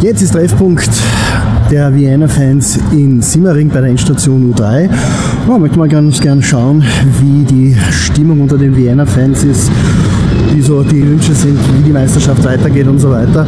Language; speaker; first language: German; native; German